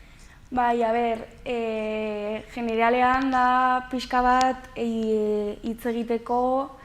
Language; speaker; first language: Basque; non-native, local second language; Spanish